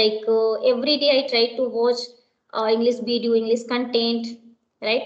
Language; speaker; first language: English; non-native, local second language; Hindi